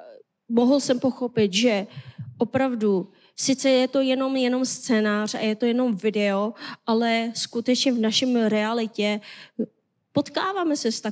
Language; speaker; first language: Czech; non-native, fluent; Korean